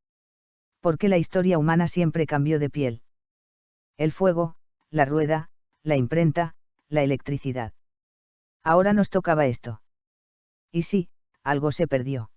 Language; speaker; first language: Spanish; native; Spanish